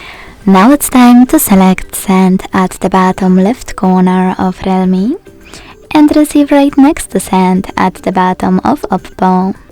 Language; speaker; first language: English; non-native, fluent; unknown